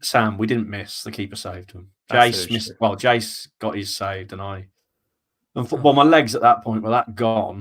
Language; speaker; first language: English; native; English